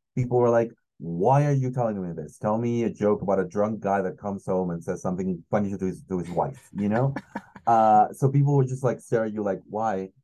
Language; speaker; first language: English; non-native, fluent; Spanish